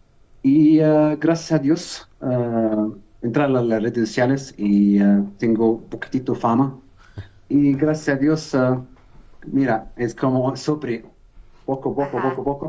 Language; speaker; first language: Spanish; non-native, learner; Arabic